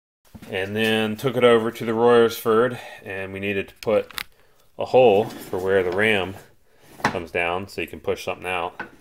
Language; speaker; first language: English; native; English